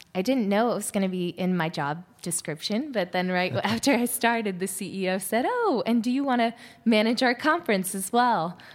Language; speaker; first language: English; native; English